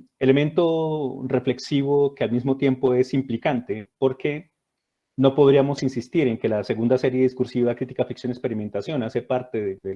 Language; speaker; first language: Spanish; native; Spanish